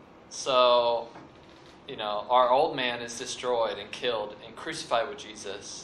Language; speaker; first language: English; native; English